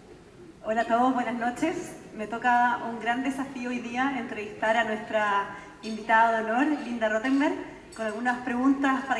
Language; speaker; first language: Spanish; native; Spanish